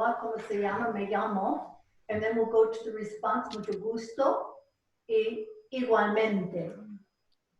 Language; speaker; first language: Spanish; non-native, fluent; English